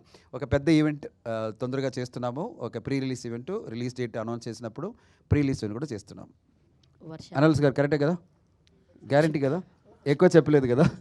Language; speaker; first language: Telugu; non-native, learner; Tamil